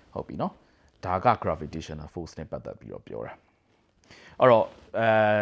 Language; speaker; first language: Burmese; native; Burmese